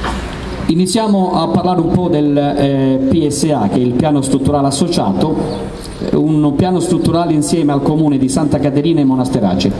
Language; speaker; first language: Italian; native; Italian